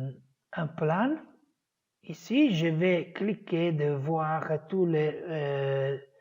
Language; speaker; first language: French; non-native, fluent; Italian